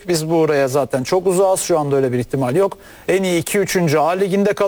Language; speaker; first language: Turkish; native; Turkish